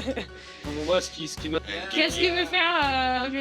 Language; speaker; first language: French; non-native, learner; English